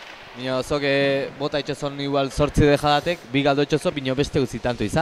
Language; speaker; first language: Basque; native; Basque